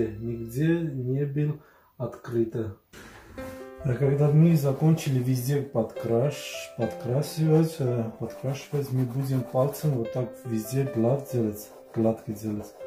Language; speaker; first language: Russian; non-native, fluent; Armenian